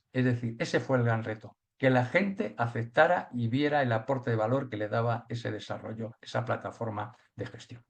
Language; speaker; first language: Spanish; native; Spanish